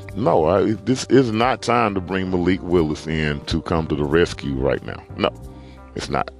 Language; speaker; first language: English; native; English